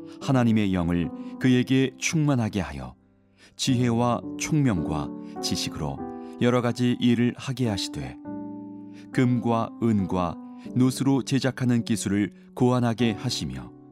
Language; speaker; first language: Korean; native; Korean